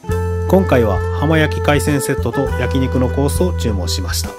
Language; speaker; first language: Japanese; native; Japanese